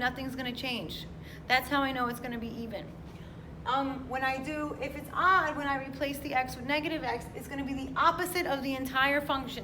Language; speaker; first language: English; native; English